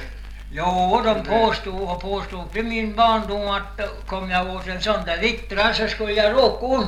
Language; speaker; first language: Swedish; native; Swedish